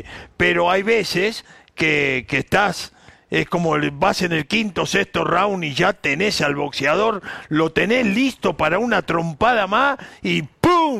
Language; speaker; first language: Spanish; native; Spanish